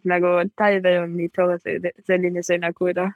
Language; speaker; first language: Estonian; non-native, learner; German